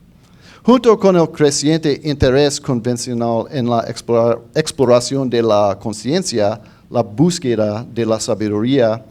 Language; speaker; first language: Spanish; non-native, fluent; English